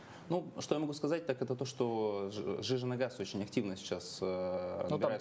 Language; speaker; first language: Russian; native; Russian